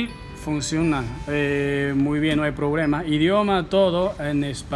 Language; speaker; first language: Spanish; non-native, fluent; Chinese